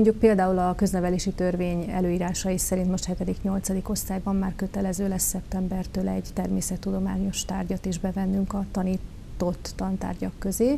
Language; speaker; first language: Hungarian; native; Hungarian